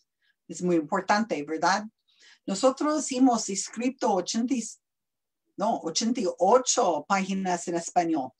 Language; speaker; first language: Spanish; non-native, learner; English